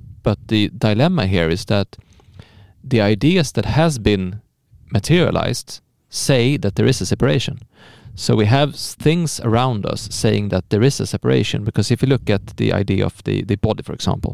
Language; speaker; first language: English; non-native, fluent; Swedish